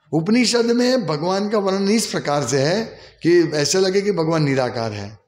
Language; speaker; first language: Hindi; non-native, local second language; Gujarati